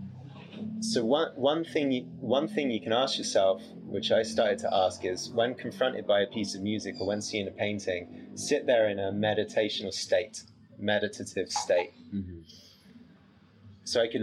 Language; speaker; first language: English; native; English